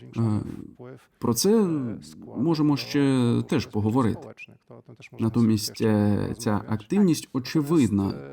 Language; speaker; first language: Ukrainian; non-native, fluent; Polish